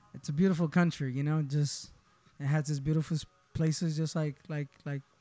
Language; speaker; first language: English; early bilingual, other home language; Spanish